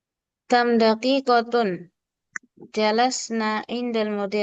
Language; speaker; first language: Arabic; non-native, fluent; Indonesian